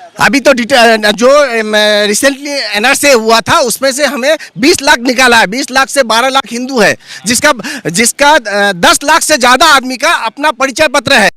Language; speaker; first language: Hindi; non-native, local second language; Bangla